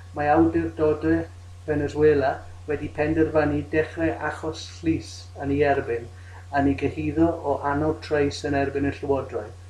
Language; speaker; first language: Welsh; non-native, local second language; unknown